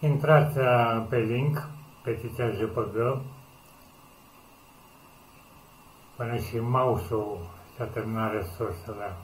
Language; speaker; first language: Romanian; native; Romanian